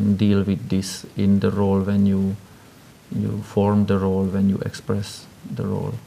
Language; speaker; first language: English; non-native, fluent; Hungarian